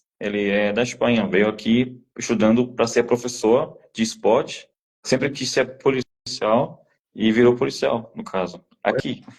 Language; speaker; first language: Portuguese; native; Portuguese